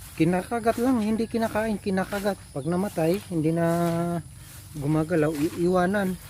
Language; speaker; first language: Filipino; non-native, local second language; Cebuano